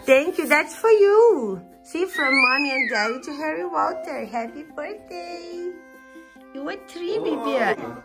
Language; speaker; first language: English; non-native, fluent; Portuguese